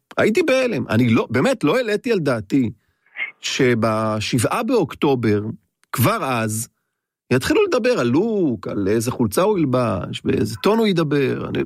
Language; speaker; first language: Hebrew; native; Hebrew